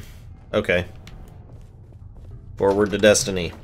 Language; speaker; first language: English; native; English